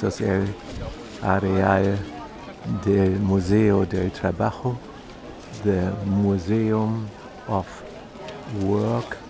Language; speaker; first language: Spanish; non-native, learner; German